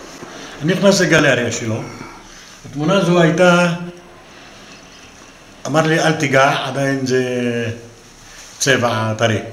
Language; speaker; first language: Hebrew; non-native, local second language; Arabic